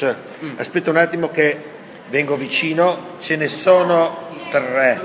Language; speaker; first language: Italian; native; Italian